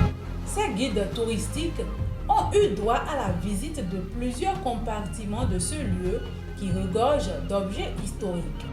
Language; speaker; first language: French; native; French